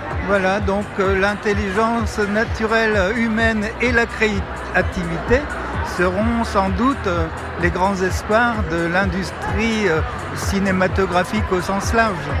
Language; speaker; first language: French; native; French